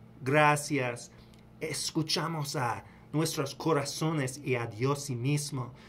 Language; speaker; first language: Spanish; non-native, learner; English